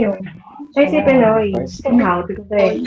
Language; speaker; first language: Chinese; non-native, learner; Filipino